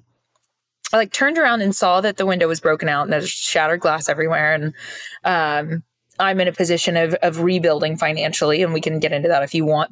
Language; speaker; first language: English; native; English